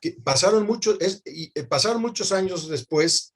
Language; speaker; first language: Spanish; native; Spanish